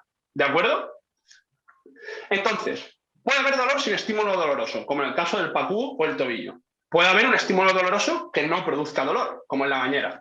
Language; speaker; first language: Spanish; native; Spanish